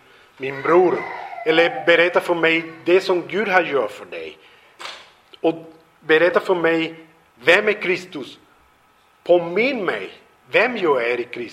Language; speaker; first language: Swedish; non-native, fluent; Spanish